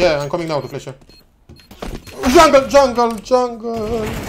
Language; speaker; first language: English; non-native, learner; Romanian